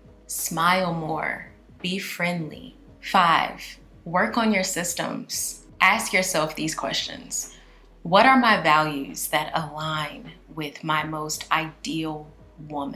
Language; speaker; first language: English; native; English